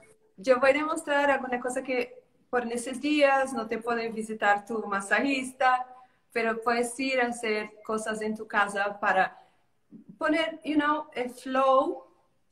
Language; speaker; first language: Spanish; non-native, learner; Portuguese